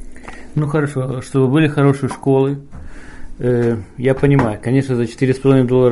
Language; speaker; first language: Russian; native; Russian